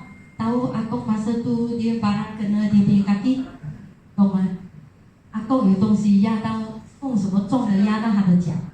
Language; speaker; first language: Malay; non-native, local second language; Chinese